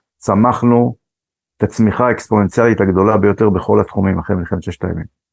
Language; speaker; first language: Hebrew; early bilingual, other home language; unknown